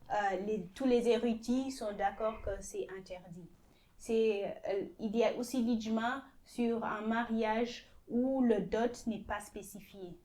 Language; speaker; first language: French; non-native, fluent; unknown